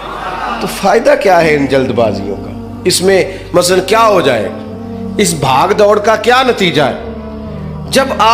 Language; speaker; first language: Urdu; non-native, local second language; Punjabi